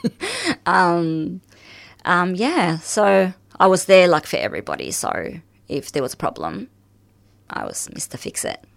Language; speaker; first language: English; early bilingual, other home language; Arabic